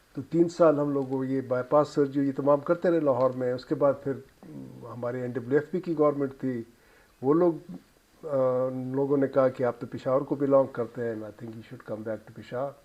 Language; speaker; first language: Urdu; non-native, local second language; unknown